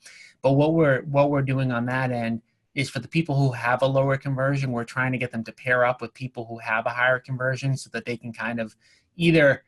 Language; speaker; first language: English; native; English